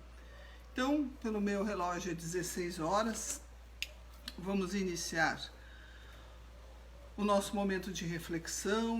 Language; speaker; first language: Portuguese; native; Portuguese